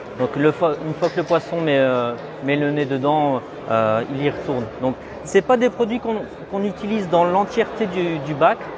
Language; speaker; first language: French; native; French